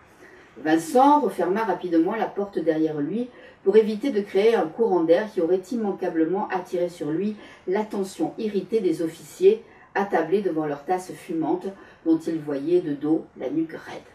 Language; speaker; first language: French; native; French